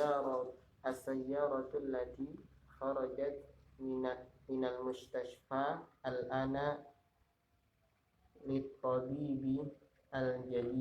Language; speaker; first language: Arabic; non-native, learner; Indonesian